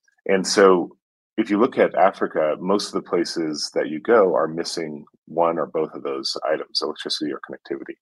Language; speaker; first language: English; native; English